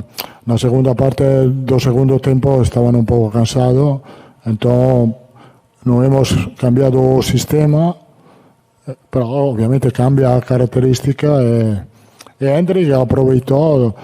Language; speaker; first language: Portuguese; non-native, learner; Italian